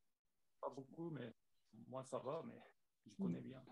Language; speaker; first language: French; non-native, learner; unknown